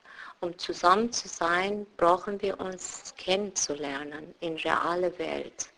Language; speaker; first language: German; non-native, fluent; Persian